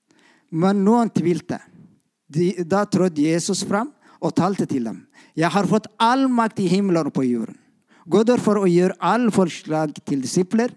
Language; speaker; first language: Norwegian; non-native, fluent; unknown